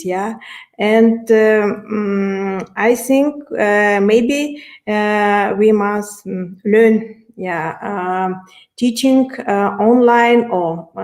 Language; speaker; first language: English; non-native, learner; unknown